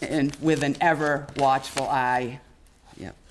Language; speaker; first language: English; native; English